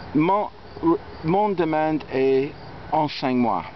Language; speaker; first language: French; non-native, learner; English